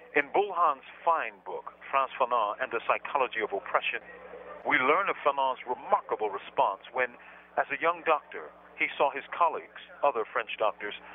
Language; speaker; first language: English; native; English